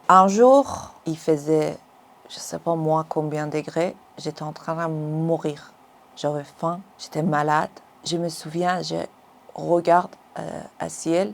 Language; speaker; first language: French; non-native, learner; Persian